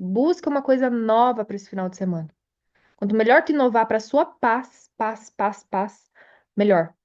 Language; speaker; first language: Portuguese; native; Portuguese